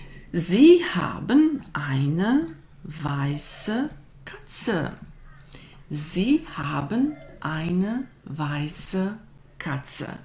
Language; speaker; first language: German; non-native, fluent; Croatian